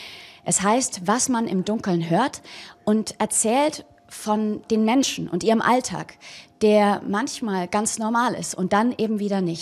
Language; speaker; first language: German; native; German